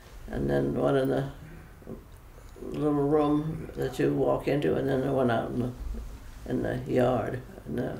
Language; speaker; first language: English; native; English